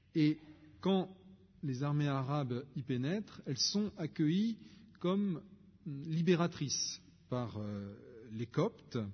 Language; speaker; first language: French; native; French